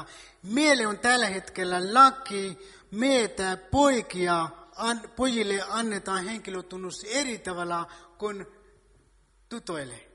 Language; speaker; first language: Finnish; non-native, fluent; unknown